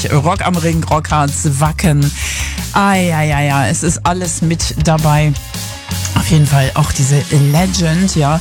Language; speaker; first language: German; native; German